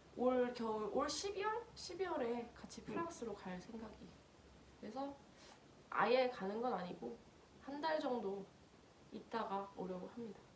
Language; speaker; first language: Korean; native; Korean